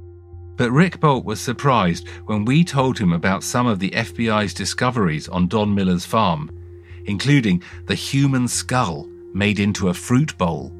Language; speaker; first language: English; native; English